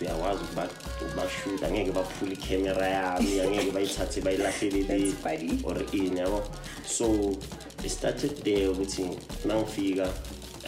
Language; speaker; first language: English; non-native, local second language; Zulu